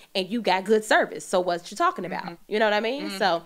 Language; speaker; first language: English; native; English